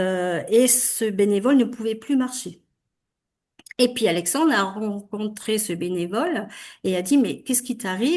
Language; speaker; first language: French; native; French